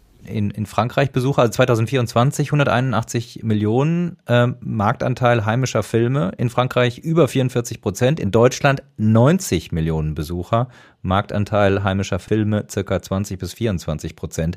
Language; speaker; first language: German; native; German